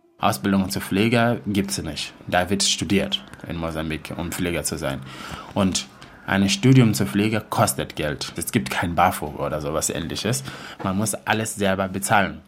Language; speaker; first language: German; non-native, fluent; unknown